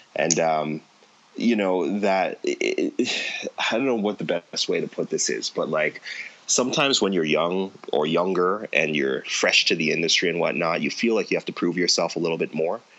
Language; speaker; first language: English; native; English